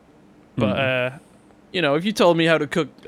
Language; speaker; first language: English; native; English